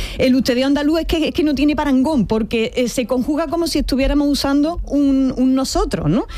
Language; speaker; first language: Spanish; native; Spanish